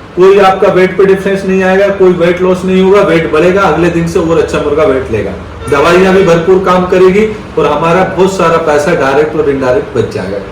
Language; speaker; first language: Hindi; native; Hindi